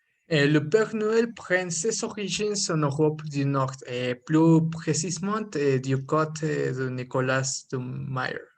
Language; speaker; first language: French; non-native, learner; Spanish